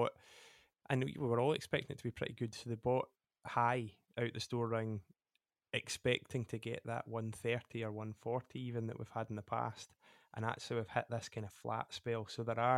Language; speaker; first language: English; native; English